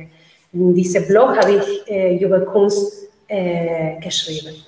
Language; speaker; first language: German; non-native, learner; Spanish